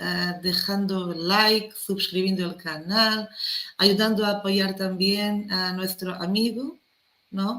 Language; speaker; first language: Spanish; non-native, fluent; Portuguese